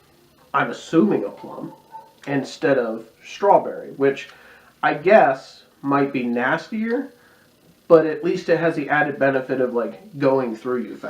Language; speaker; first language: English; native; English